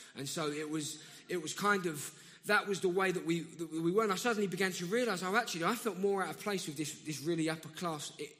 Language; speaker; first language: English; native; English